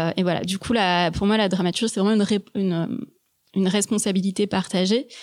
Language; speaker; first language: French; native; French